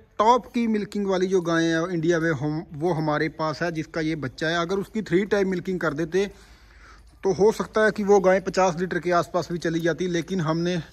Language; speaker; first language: Hindi; non-native, local second language; Punjabi